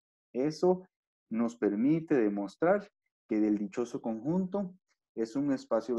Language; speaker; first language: Spanish; native; Spanish